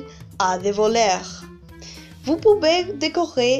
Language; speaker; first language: French; non-native, learner; Spanish